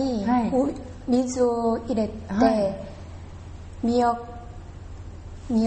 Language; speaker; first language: Japanese; non-native, learner; Korean